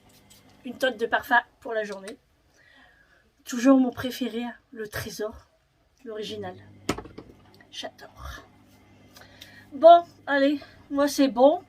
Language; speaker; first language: French; native; French